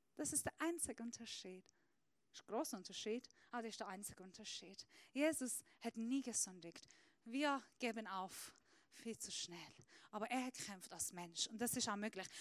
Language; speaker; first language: German; non-native, fluent; Persian